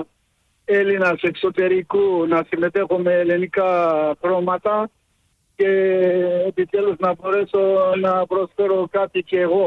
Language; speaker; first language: Greek; early bilingual, heritage; Greek